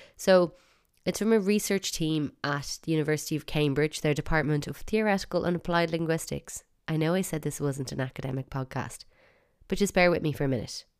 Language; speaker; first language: English; native; English